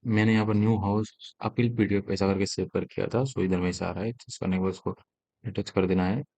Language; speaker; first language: Hindi; non-native, local second language; Assamese